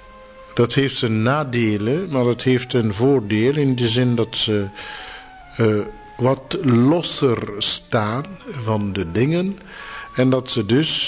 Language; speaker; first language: Dutch; non-native, fluent; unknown